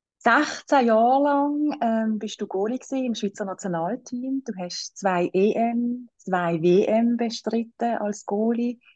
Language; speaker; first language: German; native; German